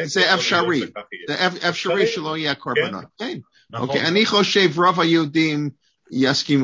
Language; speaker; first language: Hebrew; non-native, fluent; English